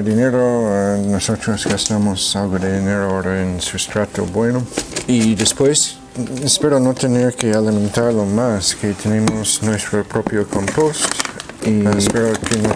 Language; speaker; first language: Spanish; non-native, fluent; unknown